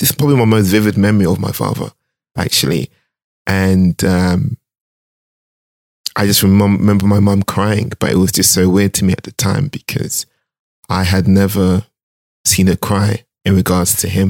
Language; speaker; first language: English; non-native, local second language; Akan